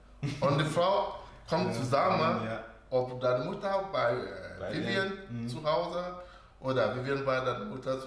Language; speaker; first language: German; non-native, learner; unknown